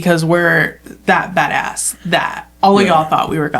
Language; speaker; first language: English; native; English